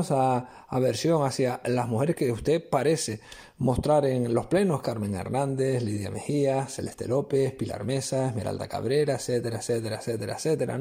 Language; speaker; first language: Spanish; native; Spanish